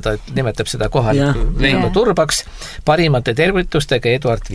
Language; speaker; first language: Estonian; native; Estonian